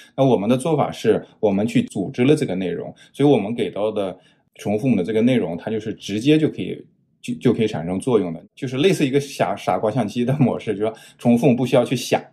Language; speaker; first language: Chinese; native; Chinese